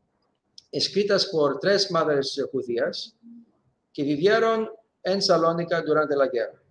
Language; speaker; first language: Spanish; non-native, fluent; Greek